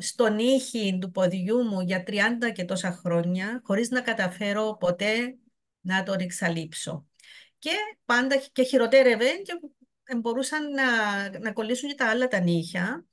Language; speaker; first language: Greek; native; Greek